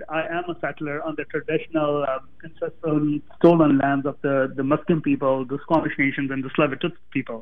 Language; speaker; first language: English; non-native, local second language; Punjabi